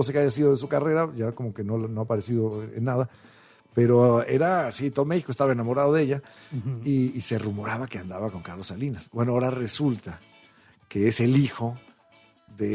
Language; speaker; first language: Spanish; native; Spanish